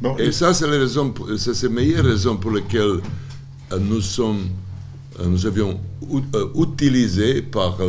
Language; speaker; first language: French; non-native, learner; Serbian